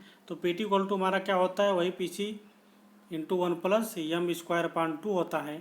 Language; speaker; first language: Hindi; native; Hindi